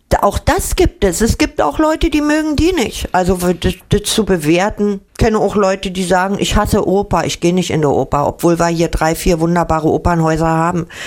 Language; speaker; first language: German; native; German